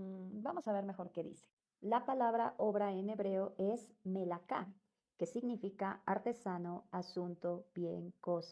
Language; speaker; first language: Spanish; native; Spanish